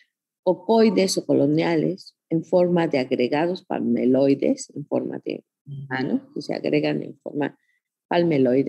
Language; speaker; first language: Spanish; native; Spanish